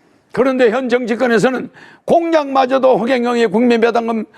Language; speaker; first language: Korean; native; Korean